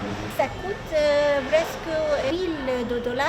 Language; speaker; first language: French; non-native, learner; Arabic